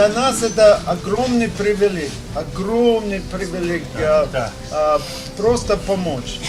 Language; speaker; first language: Russian; non-native, learner; English